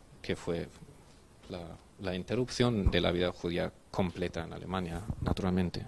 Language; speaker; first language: Spanish; non-native, fluent; German